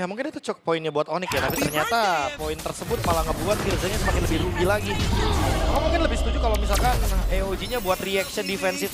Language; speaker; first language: Indonesian; native; Indonesian